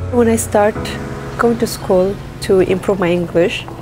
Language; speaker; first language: English; non-native, fluent; Tigrinya